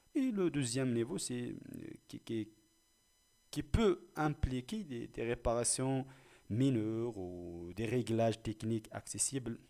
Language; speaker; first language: French; non-native, local second language; Arabic